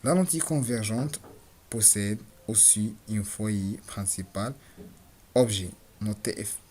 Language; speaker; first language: French; non-native, local second language; Arabic